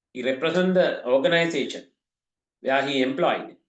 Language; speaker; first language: English; non-native, local second language; Sinhala